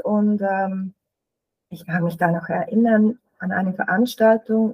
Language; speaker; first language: German; native; German